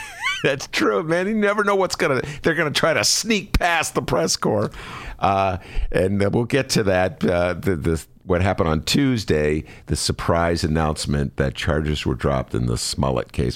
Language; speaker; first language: English; native; English